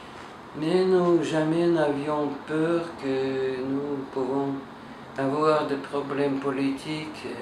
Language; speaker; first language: French; non-native, learner; Russian